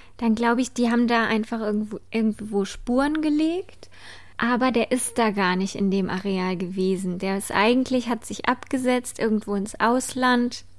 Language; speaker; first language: German; native; German